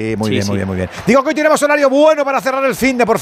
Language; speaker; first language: Spanish; native; Spanish